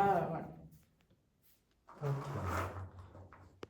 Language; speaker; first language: French; native; French